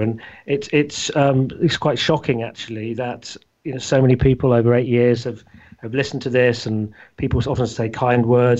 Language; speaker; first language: English; native; English